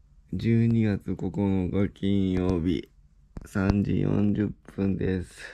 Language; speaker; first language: Japanese; native; Japanese